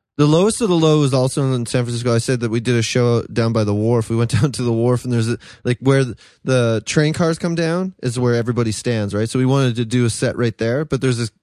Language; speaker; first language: English; native; English